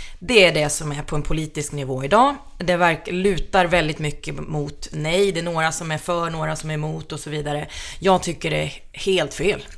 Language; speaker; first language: Swedish; early bilingual, other home language; Finnish